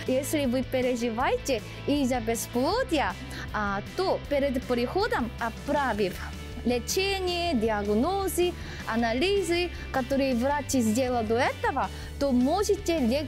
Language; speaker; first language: Russian; non-native, fluent; Korean